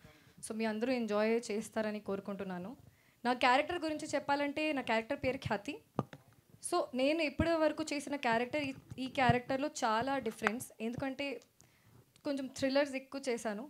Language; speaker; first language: Telugu; non-native, fluent; Hindi